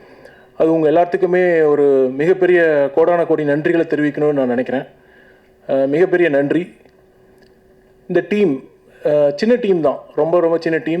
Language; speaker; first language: Tamil; native; Tamil